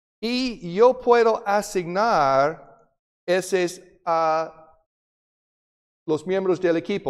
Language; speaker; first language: Spanish; non-native, fluent; English